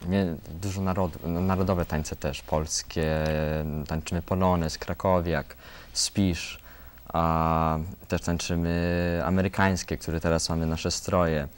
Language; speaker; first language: Polish; early bilingual, heritage; Polish